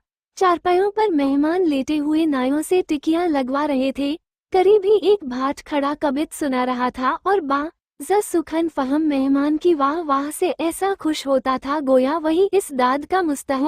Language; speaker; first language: Hindi; native; Hindi